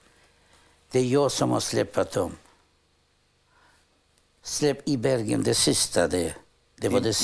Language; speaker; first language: Swedish; non-native, fluent; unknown